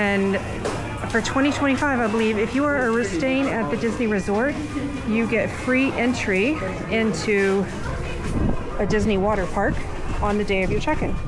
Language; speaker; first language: English; native; English